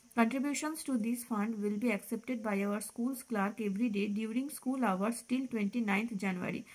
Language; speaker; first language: English; non-native, local second language; Bangla